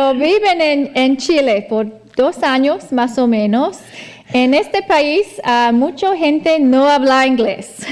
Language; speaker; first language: Spanish; non-native, learner; English